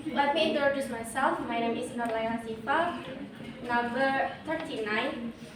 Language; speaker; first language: English; non-native, learner; Indonesian